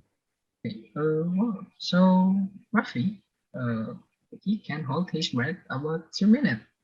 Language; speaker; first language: English; non-native, learner; Indonesian